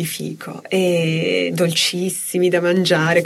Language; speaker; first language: Italian; native; Italian